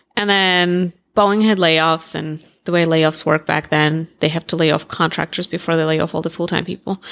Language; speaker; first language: English; non-native, fluent; Russian